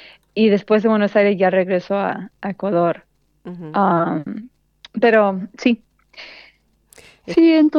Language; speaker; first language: Spanish; early bilingual, heritage; Spanish